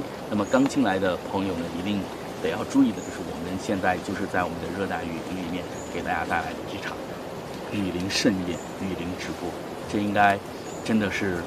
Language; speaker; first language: Chinese; native; Chinese